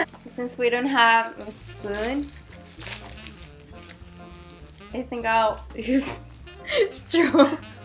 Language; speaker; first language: English; non-native, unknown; Japanese